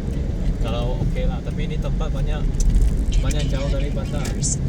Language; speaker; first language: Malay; non-native, local second language; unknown